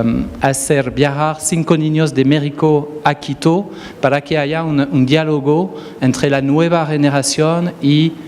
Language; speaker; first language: Spanish; non-native, fluent; French